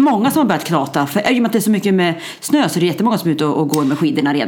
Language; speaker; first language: Swedish; native; Swedish